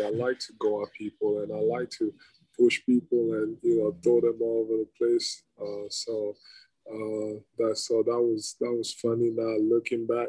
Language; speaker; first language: English; non-native, local second language; French